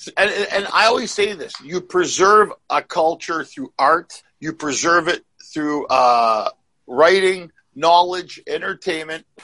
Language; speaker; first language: English; native; English